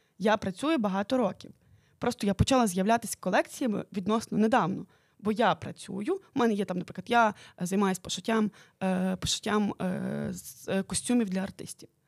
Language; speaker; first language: Ukrainian; native; Ukrainian